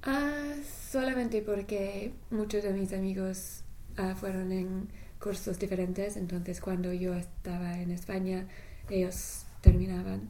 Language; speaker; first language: Spanish; non-native, fluent; English